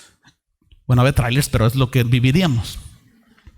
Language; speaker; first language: Spanish; native; Spanish